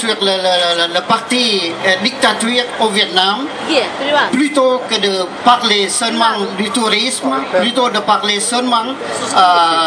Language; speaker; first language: French; non-native, fluent; Vietnamese